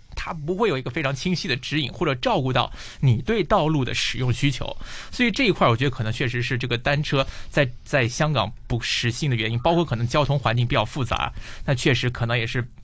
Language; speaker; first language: Chinese; native; Chinese